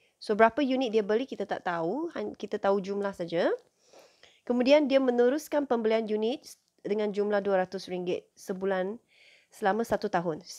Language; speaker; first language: Malay; non-native, local second language; Chinese